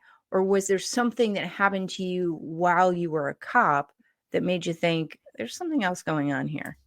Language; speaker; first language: English; native; English